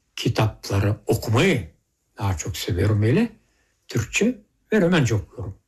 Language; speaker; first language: Turkish; early bilingual, heritage; Turkish